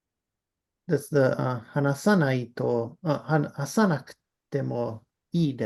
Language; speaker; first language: Japanese; non-native, learner; English